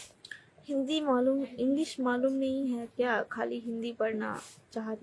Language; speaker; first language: Hindi; non-native, local second language; Bangla